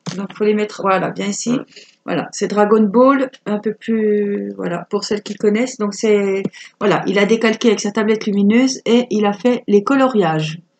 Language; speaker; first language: French; native; French